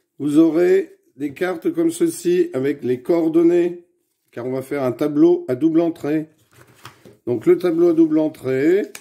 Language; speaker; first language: French; native; French